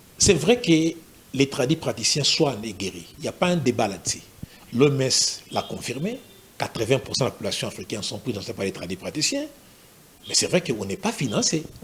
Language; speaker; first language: French; non-native, local second language; Lingala